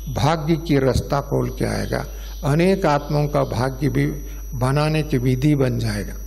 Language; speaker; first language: Hindi; non-native, local second language; Kannada